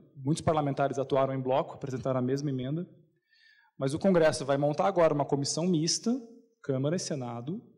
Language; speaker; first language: Portuguese; native; Portuguese